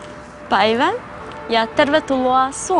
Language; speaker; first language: Finnish; non-native, fluent; Albanian